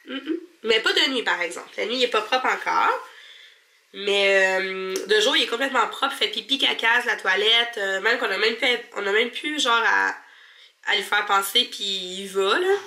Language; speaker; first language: French; native; French